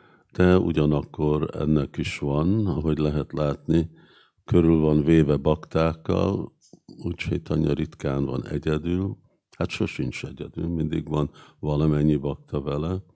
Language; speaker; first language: Hungarian; early bilingual, heritage; Hungarian